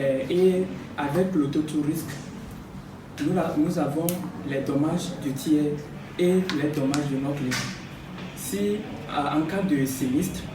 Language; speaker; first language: French; non-native, fluent; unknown